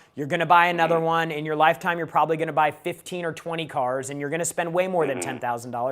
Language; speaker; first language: English; native; English